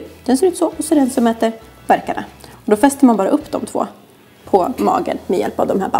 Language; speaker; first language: Swedish; native; Swedish